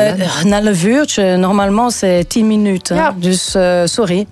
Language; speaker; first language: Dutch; non-native, local second language; French